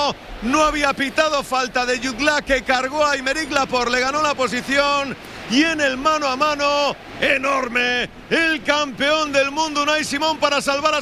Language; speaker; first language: Spanish; native; Spanish